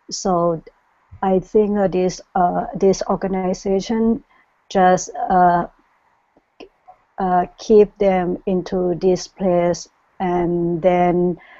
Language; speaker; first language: English; non-native, learner; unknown